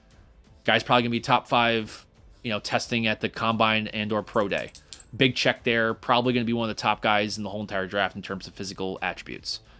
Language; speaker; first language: English; native; English